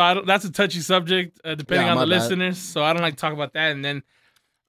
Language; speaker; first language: English; native; English